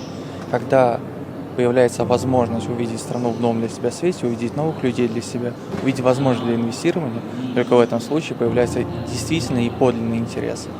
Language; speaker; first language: Russian; native; Russian